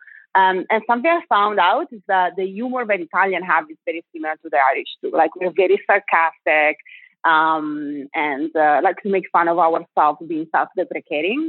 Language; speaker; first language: English; non-native, fluent; Italian